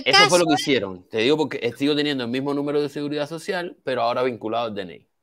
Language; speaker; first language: Spanish; native; Spanish